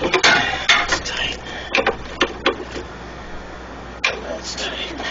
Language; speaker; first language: English; native; English